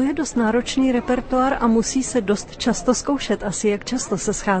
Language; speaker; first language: Czech; native; Czech